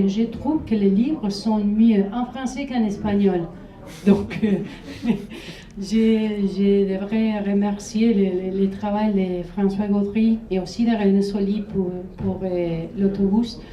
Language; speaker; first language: French; non-native, fluent; Spanish